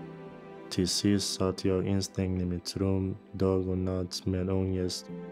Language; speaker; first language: Swedish; non-native, fluent; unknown